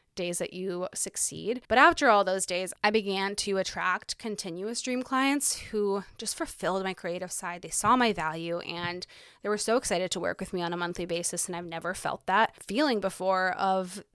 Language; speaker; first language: English; early bilingual, other home language; Ukrainian